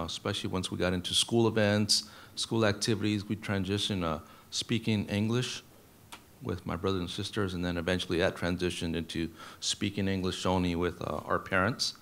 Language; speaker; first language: English; native; English